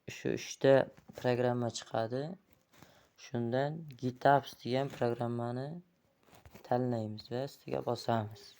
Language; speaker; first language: Uzbek; native; Uzbek